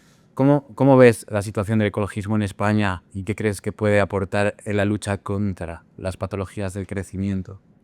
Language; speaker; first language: Spanish; native; Spanish